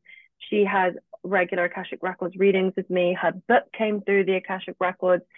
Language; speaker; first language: English; native; English